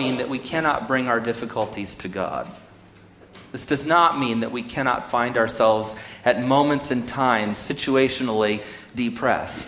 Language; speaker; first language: English; native; English